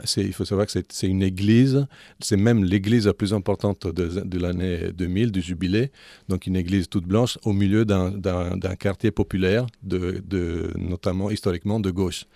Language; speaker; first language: French; non-native, fluent; Italian